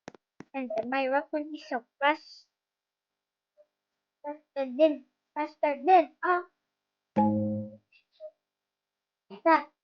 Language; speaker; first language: English; non-native, learner; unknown